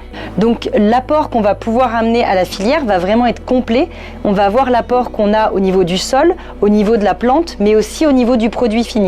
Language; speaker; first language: French; native; French